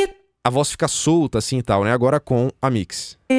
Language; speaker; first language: Portuguese; native; Portuguese